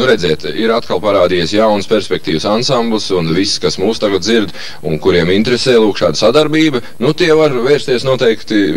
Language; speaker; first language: Latvian; native; Latvian